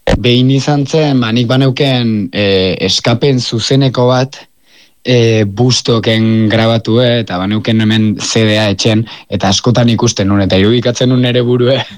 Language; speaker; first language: Basque; native; Basque